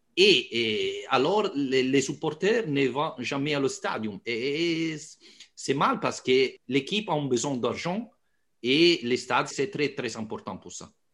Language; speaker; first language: French; non-native, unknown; Italian